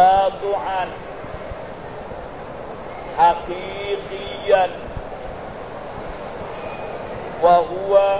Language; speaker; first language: Arabic; non-native, fluent; Indonesian